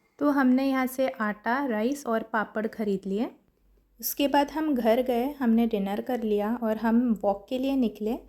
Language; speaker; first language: Hindi; non-native, local second language; Marathi